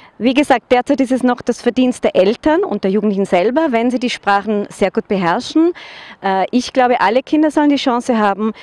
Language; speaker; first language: German; native; German